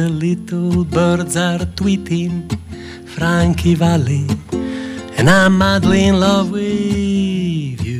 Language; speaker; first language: English; non-native, fluent; Italian